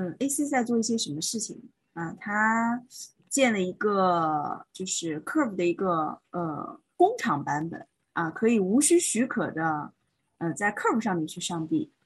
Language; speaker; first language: Chinese; native; Chinese